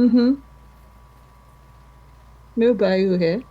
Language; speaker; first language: Portuguese; non-native, learner; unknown